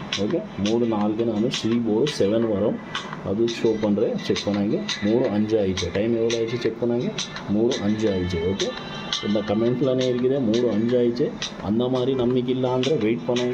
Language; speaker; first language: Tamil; non-native, local second language; Kannada